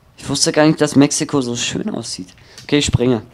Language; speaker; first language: German; native; German